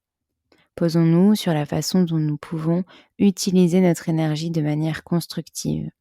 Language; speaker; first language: French; native; French